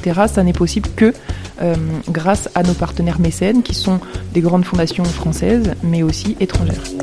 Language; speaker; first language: French; native; French